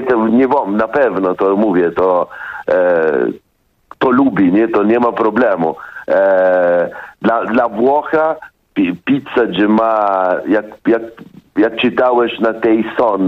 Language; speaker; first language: Polish; non-native, fluent; Italian